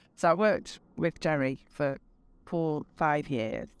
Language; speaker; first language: English; native; English